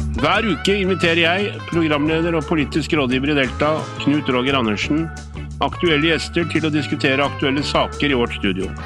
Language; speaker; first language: Norwegian; native; Norwegian